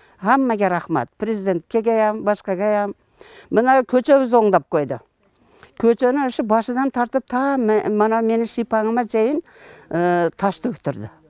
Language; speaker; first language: Kyrgyz; non-native, local second language; Uzbek